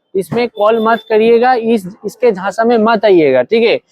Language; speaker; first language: Hindi; non-native, local second language; Bangla